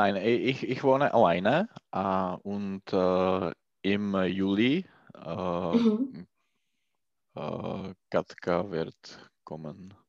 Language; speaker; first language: German; non-native, learner; Czech